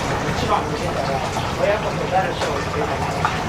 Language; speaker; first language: Japanese; native; Japanese